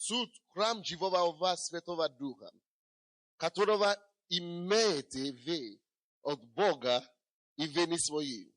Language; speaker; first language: Russian; non-native, fluent; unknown